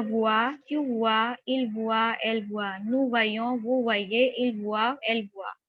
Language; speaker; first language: French; non-native, fluent; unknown